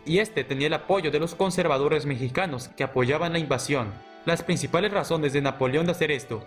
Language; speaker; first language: Spanish; native; Spanish